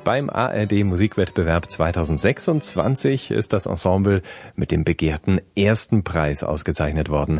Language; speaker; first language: German; native; German